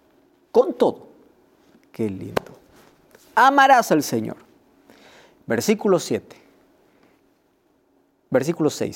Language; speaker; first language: Spanish; native; Spanish